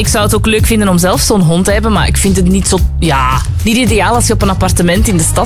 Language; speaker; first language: Dutch; native; Dutch